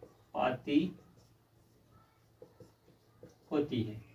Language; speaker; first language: Hindi; native; Hindi